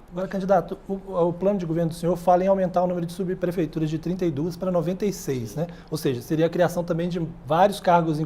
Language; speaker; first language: Portuguese; native; Portuguese